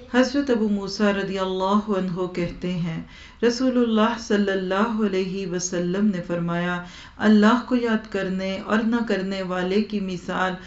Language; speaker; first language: Urdu; non-native, local second language; Punjabi